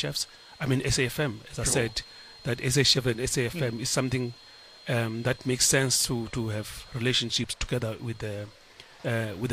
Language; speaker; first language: English; non-native, local second language; Xhosa